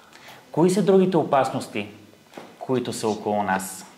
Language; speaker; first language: Bulgarian; native; Bulgarian